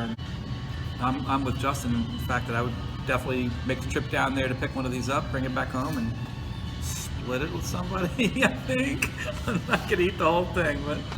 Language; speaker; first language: English; native; English